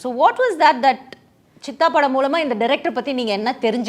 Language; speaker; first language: Tamil; native; Tamil